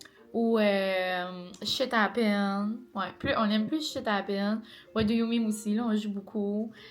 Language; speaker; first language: French; native; French